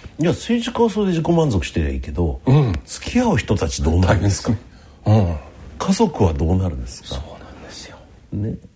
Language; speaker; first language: Japanese; native; Japanese